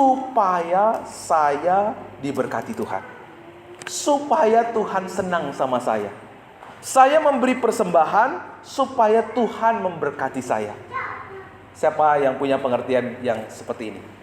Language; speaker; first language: Indonesian; native; Indonesian